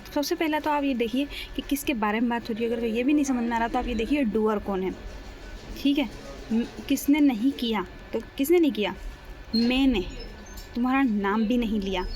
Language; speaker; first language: Hindi; native; Hindi